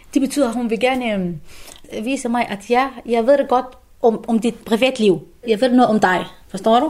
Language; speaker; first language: Danish; non-native, fluent; Arabic